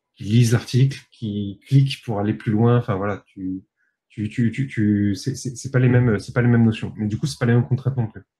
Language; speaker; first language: French; native; French